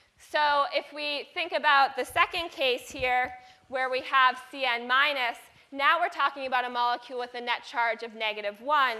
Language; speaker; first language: English; native; English